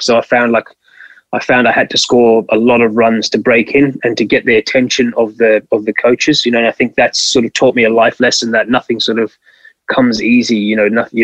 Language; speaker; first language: English; native; English